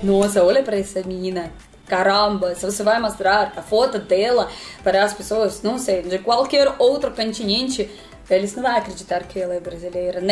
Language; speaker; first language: Portuguese; non-native, learner; Russian